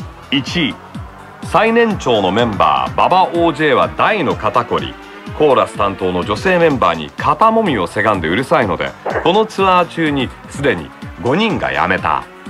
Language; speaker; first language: Japanese; early bilingual, heritage; Japanese